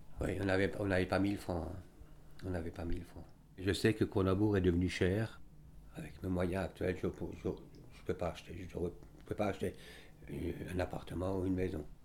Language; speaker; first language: French; native; French